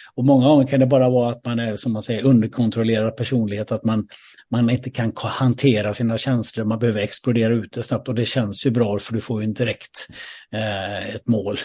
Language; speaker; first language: Swedish; native; Swedish